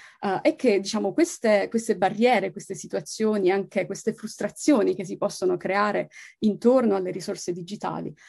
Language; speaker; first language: Italian; native; Italian